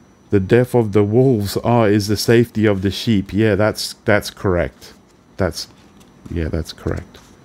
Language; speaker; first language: English; early bilingual, other home language; Italian